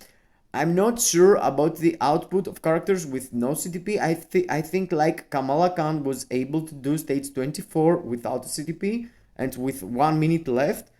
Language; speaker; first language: English; non-native, fluent; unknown